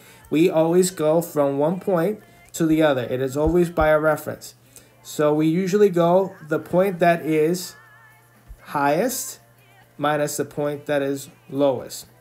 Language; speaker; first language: English; native; English